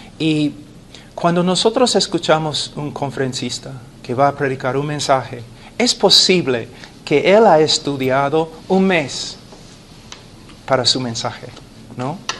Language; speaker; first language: Spanish; non-native, fluent; English